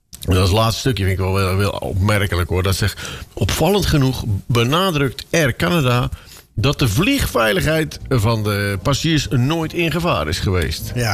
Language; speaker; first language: Dutch; native; Dutch